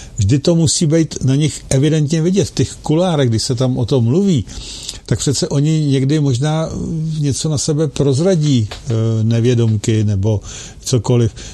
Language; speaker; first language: Czech; native; Czech